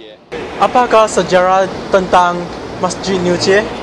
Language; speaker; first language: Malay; non-native, local second language; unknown